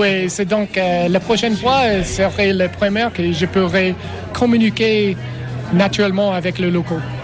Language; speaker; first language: French; non-native, learner; English